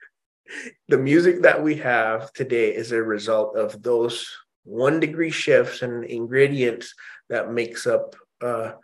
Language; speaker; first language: English; early bilingual, other home language; Indonesian